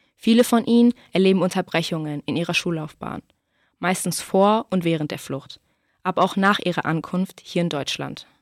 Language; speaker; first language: German; native; German